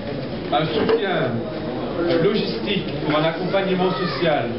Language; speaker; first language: French; native; French